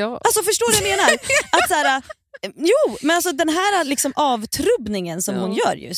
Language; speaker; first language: Swedish; native; Swedish